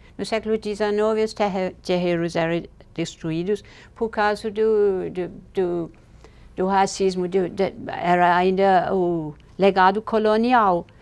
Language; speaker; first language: Portuguese; non-native, fluent; English